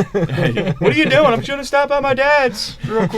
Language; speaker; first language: English; native; English